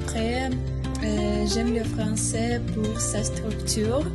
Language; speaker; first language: French; non-native, fluent; Ukrainian